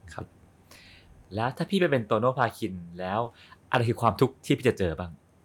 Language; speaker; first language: Thai; native; Thai